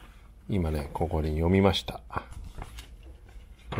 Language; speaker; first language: Japanese; native; Japanese